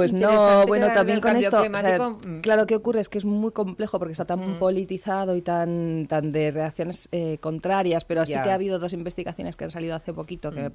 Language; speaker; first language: Spanish; native; Spanish